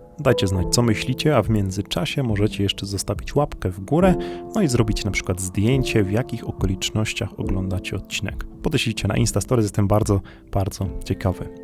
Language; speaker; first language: Polish; native; Polish